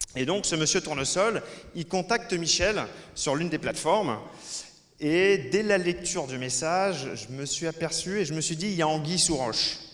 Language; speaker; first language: French; native; French